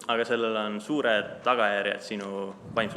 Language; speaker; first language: Estonian; native; Estonian